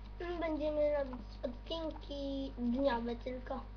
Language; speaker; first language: Polish; native; Polish